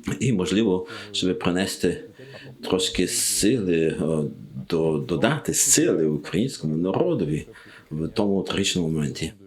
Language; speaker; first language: Ukrainian; non-native, learner; French